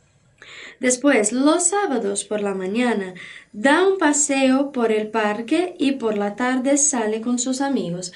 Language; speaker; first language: Spanish; non-native, fluent; Portuguese